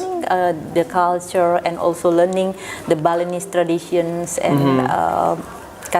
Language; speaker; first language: English; non-native, fluent; Indonesian